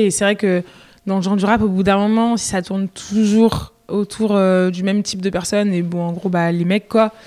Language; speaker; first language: French; native; French